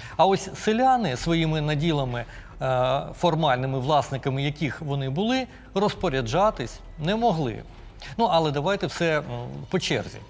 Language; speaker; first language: Ukrainian; native; Ukrainian